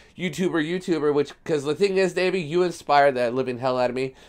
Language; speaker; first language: English; early bilingual, other home language; Spanish